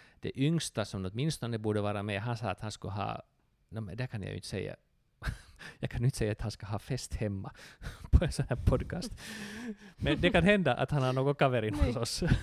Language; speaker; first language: Swedish; native; Swedish